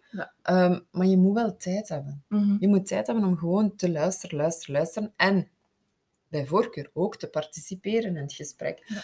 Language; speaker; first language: Dutch; native; Dutch